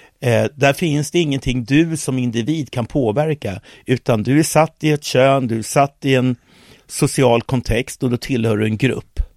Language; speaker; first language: Swedish; early bilingual, other home language; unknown